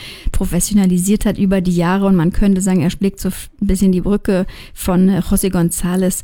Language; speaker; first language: German; native; German